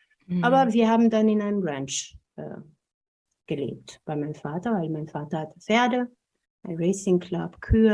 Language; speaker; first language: German; non-native, fluent; Amharic